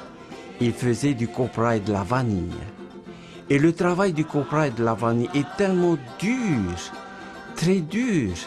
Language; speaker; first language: French; native; French